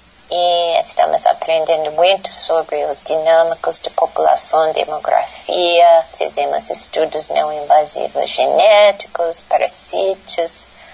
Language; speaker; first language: Portuguese; non-native, fluent; English